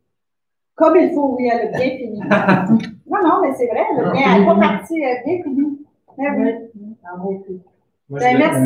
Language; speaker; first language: French; native; French